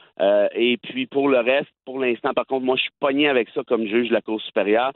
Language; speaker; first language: French; native; French